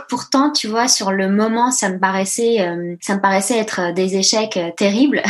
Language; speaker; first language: French; early bilingual, other home language; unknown